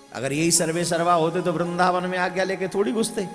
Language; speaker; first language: Hindi; native; Hindi